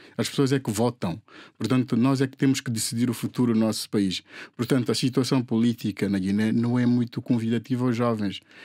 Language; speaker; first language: Portuguese; non-native, local second language; Upper Guinea Crioulo